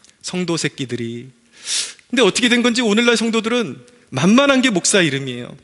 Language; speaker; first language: Korean; native; Korean